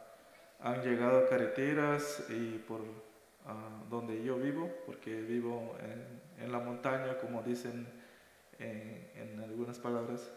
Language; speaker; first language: Spanish; non-native, local second language; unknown